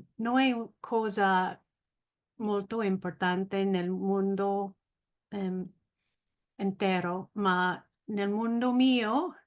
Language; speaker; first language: Italian; non-native, learner; English